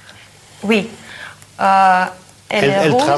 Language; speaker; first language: French; non-native, learner; Russian